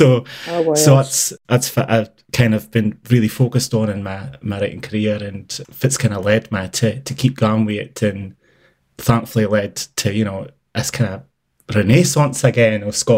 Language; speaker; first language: English; native; English